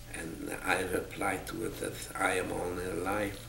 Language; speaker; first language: English; non-native, fluent; Polish